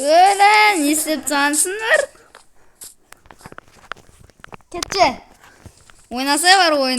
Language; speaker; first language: Kazakh; native; Kazakh